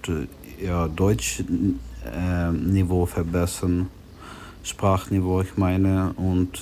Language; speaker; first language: German; non-native, learner; Ukrainian